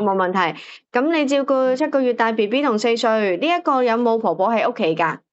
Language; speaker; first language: Cantonese; native; Cantonese